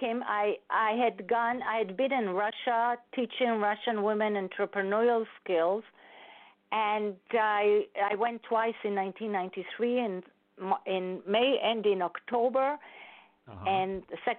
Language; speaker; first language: English; non-native, fluent; Hebrew